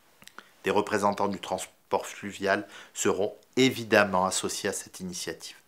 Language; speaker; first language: French; native; French